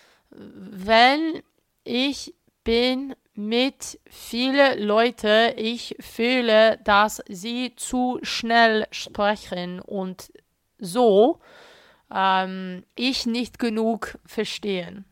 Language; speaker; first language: German; non-native, learner; English